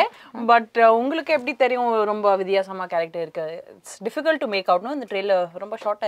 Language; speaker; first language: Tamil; non-native, learner; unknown